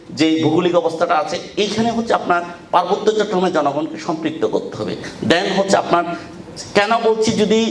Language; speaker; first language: Bangla; non-native, local second language; Chakma